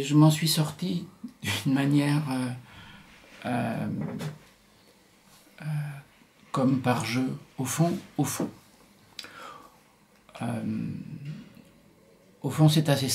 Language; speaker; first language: French; native; French